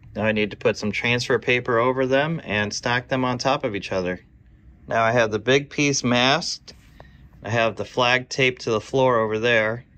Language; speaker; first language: English; native; English